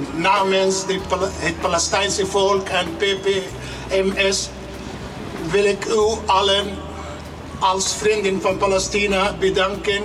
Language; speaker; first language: Dutch; non-native, learner; Arabic